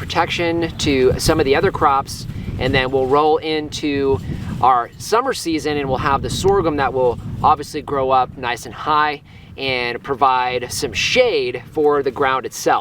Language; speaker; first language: English; native; English